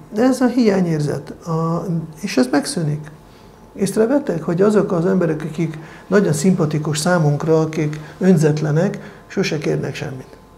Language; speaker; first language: Hungarian; non-native, fluent; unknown